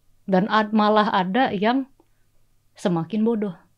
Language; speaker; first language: Indonesian; native; Indonesian